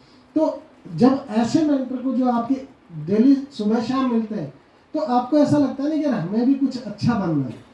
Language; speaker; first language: Hindi; native; Hindi